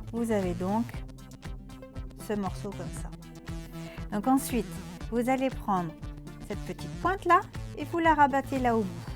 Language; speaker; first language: French; native; French